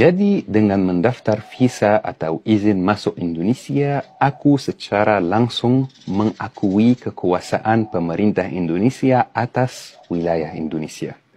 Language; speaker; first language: Indonesian; non-native, fluent; Arabic